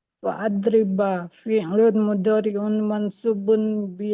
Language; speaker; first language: Arabic; non-native, learner; Indonesian